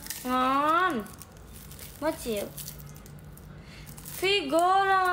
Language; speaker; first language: Vietnamese; non-native, learner; Indonesian